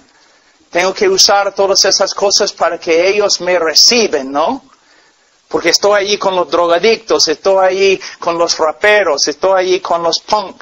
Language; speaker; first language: Spanish; non-native, fluent; English